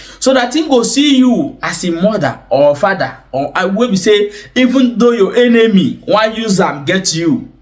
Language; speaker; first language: Nigerian Pidgin; non-native, local second language; Igbo